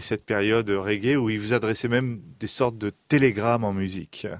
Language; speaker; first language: French; native; French